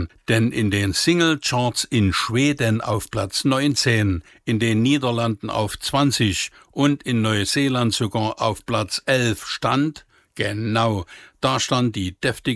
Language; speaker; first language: German; native; German